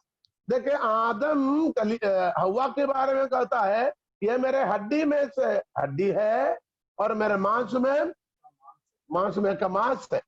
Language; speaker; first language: Hindi; non-native, local second language; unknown